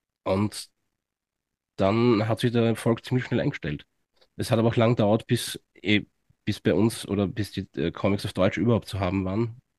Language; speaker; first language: German; native; German